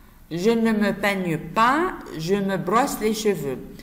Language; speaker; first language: French; non-native, fluent; Arabic